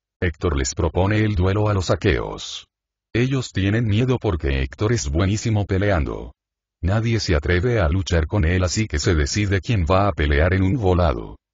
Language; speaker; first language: Spanish; native; Spanish